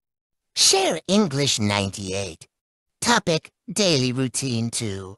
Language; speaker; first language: English; non-native, learner; Vietnamese